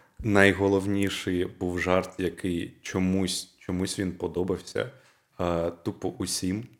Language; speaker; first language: Ukrainian; non-native, local second language; Russian